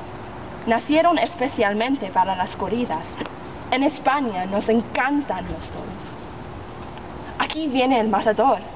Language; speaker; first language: Spanish; non-native, learner; English